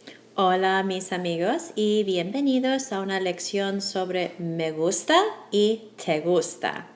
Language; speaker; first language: Spanish; non-native, fluent; English